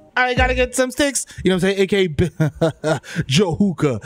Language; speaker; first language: English; early bilingual, other home language; Spanish